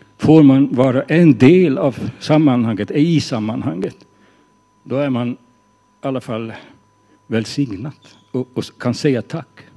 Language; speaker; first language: Swedish; non-native, fluent; Hungarian